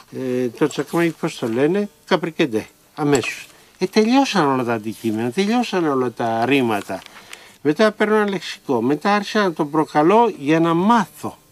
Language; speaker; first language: Greek; native; Greek